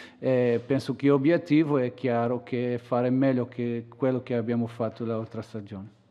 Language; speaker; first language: Italian; non-native, learner; Portuguese